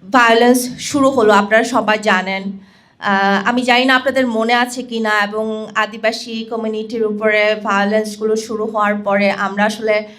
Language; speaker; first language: Bangla; non-native, local second language; Chakma